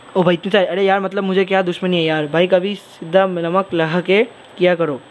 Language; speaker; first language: Hindi; non-native, local second language; Bangla